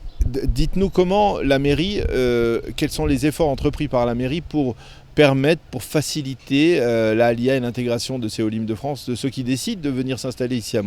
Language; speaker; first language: French; native; French